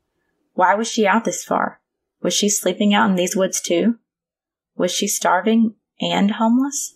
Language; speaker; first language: English; native; English